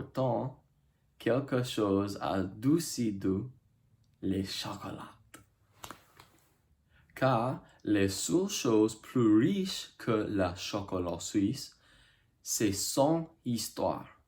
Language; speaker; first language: French; non-native, learner; English